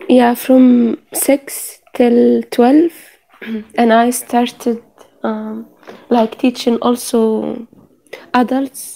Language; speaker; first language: English; non-native, fluent; Arabic